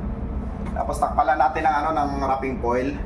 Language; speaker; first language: Filipino; native; Filipino